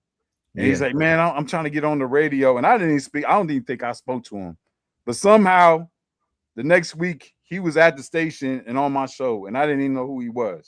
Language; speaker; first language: English; native; English